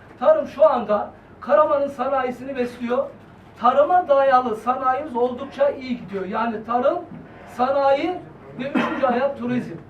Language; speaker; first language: Turkish; native; Turkish